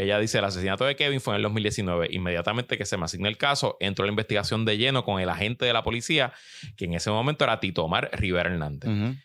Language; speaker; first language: Spanish; native; Spanish